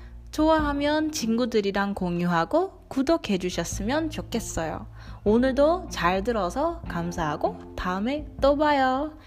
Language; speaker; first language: Korean; non-native, fluent; English